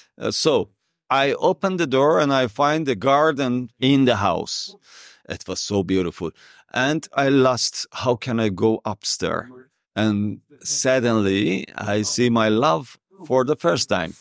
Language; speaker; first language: English; non-native, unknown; Persian